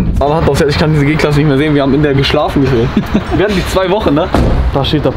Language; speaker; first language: German; native; German